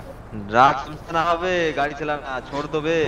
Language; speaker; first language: Hindi; native; Hindi